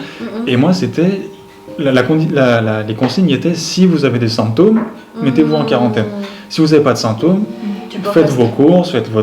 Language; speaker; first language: French; native; French